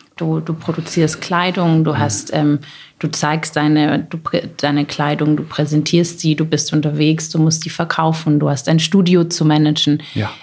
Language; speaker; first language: German; native; German